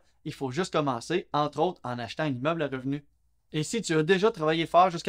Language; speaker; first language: French; native; French